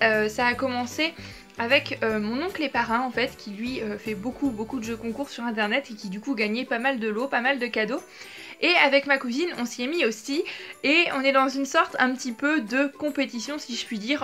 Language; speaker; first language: French; native; French